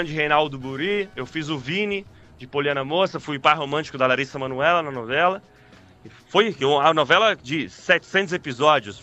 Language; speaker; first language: Portuguese; non-native, fluent; Italian